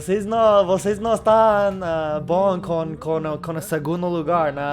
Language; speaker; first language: Portuguese; non-native, fluent; English